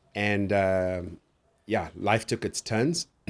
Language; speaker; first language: English; native; English